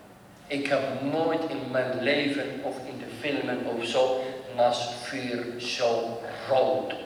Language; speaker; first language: Dutch; non-native, learner; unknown